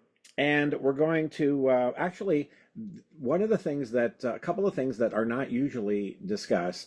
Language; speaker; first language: English; native; English